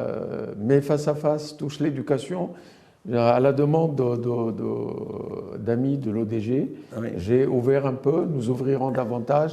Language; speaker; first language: French; non-native, local second language; Arabic